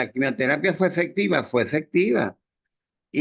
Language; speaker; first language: Spanish; native; Spanish